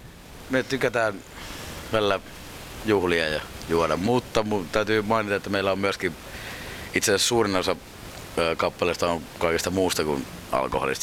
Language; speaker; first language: Finnish; native; Finnish